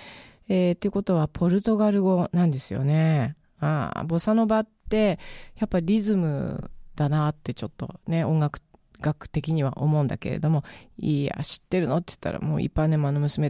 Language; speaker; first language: Japanese; native; Japanese